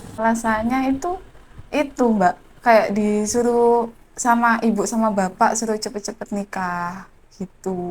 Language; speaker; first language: Indonesian; non-native, local second language; Javanese